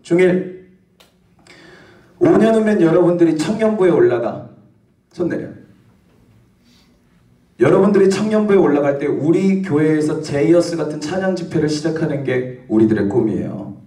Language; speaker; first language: Korean; native; Korean